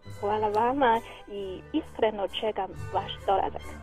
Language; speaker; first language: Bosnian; non-native, learner; Chinese